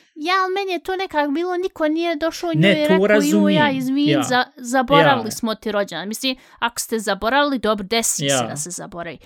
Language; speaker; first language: Bosnian; early bilingual, heritage; Bosnian